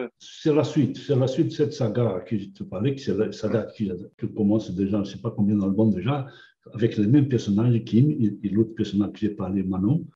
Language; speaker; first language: French; non-native, fluent; Portuguese